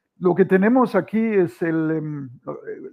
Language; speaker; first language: Spanish; non-native, fluent; Danish